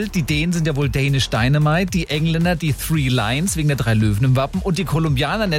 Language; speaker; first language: German; native; German